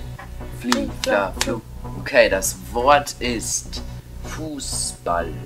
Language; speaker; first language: German; native; German